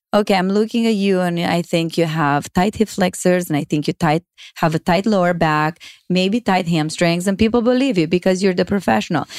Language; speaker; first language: English; non-native, fluent; Romanian